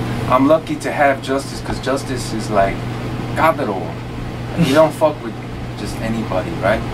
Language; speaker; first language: English; native; English